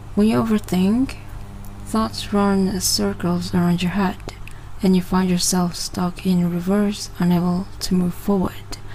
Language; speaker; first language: English; non-native, local second language; Malay